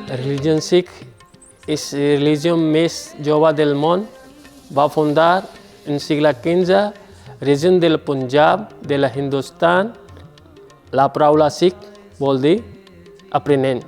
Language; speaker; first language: Catalan; non-native, learner; Punjabi